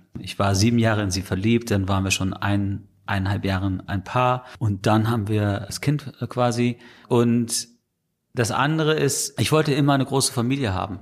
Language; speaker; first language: German; non-native, fluent; English